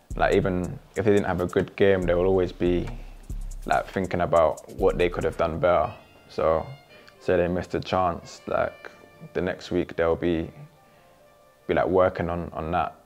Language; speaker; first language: English; native; English